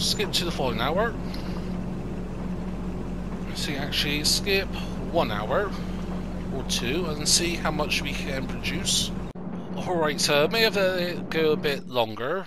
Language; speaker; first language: English; native; English